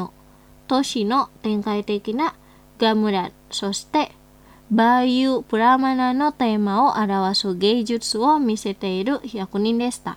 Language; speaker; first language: Japanese; non-native, fluent; Indonesian